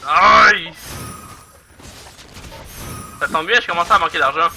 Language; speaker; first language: French; native; French